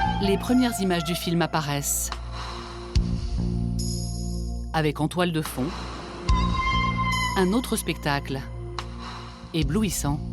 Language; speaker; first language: French; native; French